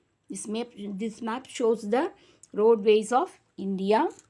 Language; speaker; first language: English; non-native, local second language; Tamil